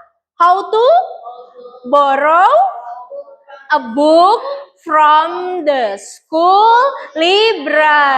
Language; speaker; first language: English; non-native, learner; Indonesian